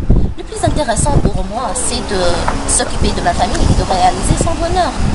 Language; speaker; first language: French; non-native, learner; Arabic